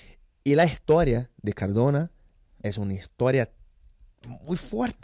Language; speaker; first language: Spanish; non-native, learner; Portuguese